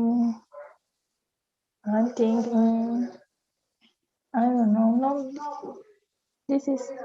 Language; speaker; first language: English; non-native, learner; Spanish